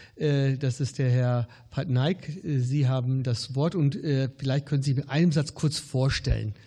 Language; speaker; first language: German; native; German